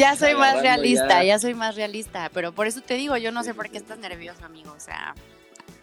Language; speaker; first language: Spanish; native; Spanish